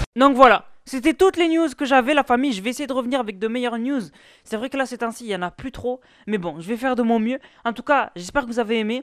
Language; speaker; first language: French; native; French